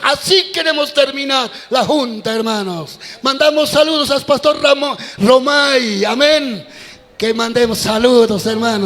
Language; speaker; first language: Spanish; native; Spanish